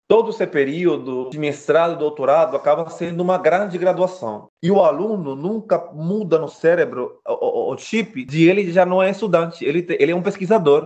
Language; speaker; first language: Portuguese; non-native, fluent; Spanish